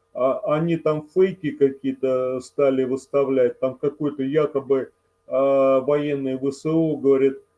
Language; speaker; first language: Russian; native; Russian